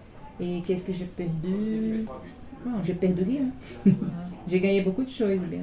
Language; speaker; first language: French; non-native, learner; Portuguese